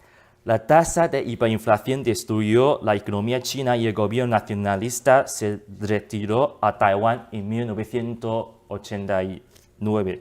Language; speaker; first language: Spanish; non-native, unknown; Chinese